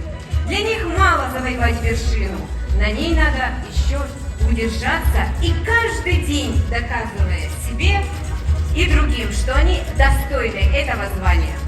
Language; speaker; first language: Russian; native; Russian